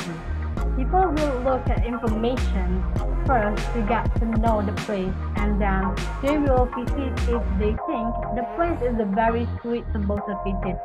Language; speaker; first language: English; non-native, learner; Indonesian